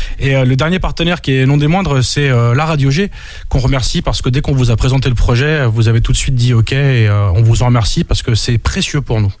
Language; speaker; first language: French; native; French